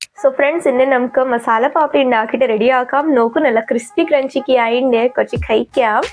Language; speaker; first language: Malayalam; non-native, local second language; Hindi